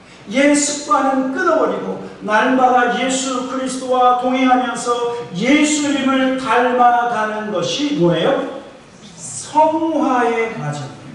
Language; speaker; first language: Korean; native; Korean